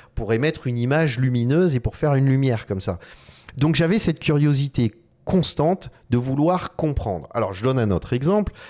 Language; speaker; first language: French; native; French